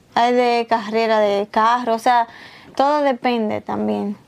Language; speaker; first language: Spanish; native; Spanish